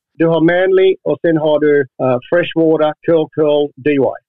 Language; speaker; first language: Swedish; non-native, fluent; English